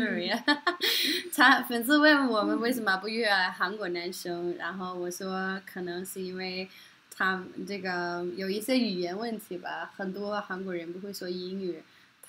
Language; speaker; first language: Chinese; non-native, fluent; Norwegian